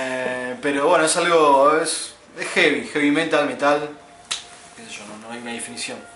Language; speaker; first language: Spanish; native; Spanish